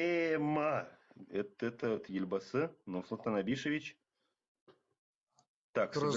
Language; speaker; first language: Russian; native; Russian